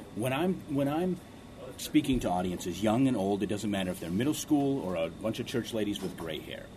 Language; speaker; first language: English; native; English